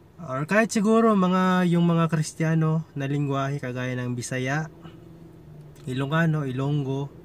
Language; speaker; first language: Filipino; non-native, local second language; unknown